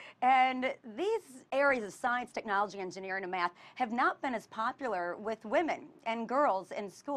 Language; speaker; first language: English; native; English